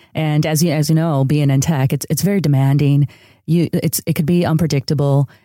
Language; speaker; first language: English; early bilingual, other home language; Spanish